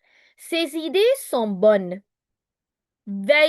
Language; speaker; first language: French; non-native, fluent; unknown